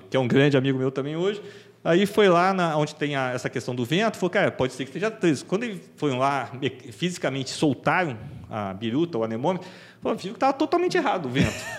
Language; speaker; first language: Portuguese; native; Portuguese